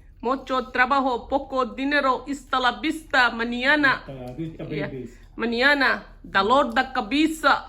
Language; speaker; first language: Spanish; non-native, learner; Bangla